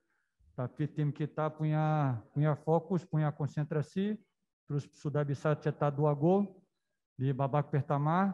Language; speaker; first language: Indonesian; non-native, fluent; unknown